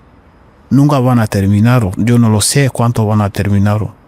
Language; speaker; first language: Spanish; non-native, learner; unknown